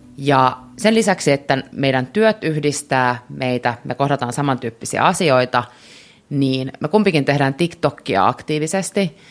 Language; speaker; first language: Finnish; native; Finnish